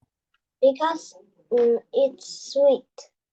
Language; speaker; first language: English; non-native, learner; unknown